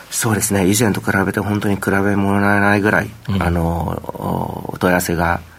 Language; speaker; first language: Japanese; non-native, fluent; Vietnamese